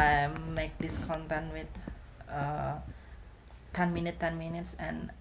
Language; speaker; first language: English; non-native, learner; Indonesian